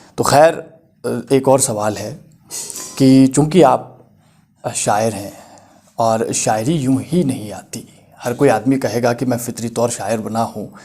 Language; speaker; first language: Urdu; non-native, local second language; Kashmiri